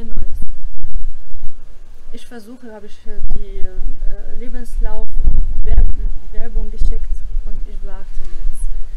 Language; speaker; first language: German; non-native, learner; Arabic